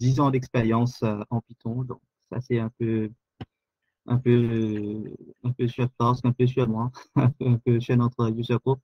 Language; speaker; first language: French; non-native, local second language; Morisyen